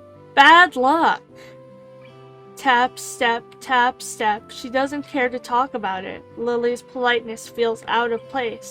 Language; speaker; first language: English; native; English